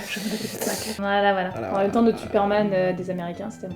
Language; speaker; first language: French; native; French